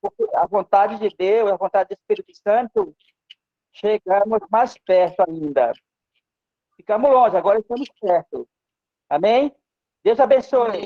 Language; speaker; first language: Portuguese; non-native, local second language; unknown